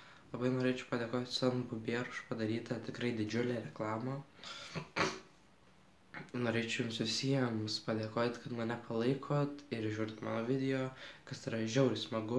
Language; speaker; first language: Lithuanian; native; Lithuanian